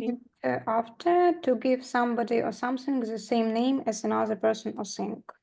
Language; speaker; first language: English; non-native, learner; Ukrainian